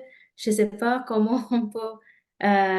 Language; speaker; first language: French; non-native, learner; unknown